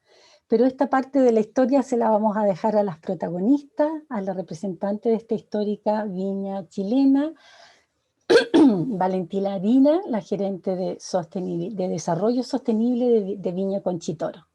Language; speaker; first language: Spanish; native; Spanish